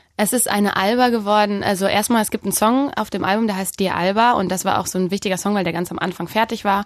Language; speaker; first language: German; native; German